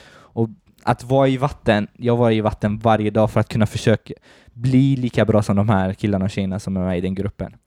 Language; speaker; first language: Swedish; early bilingual, other home language; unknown